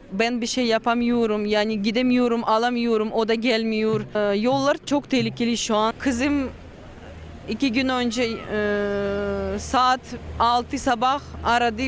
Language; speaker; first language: Turkish; non-native, learner; Russian